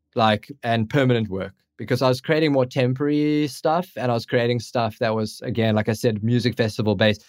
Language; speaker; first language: English; native; English